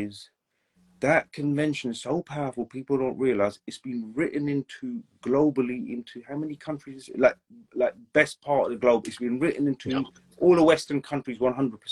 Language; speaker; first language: English; native; English